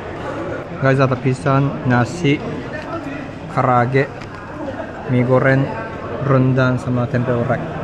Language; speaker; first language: Indonesian; non-native, fluent; Japanese